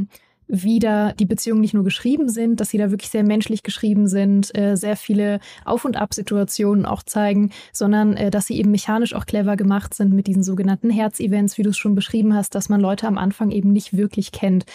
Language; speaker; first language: German; native; German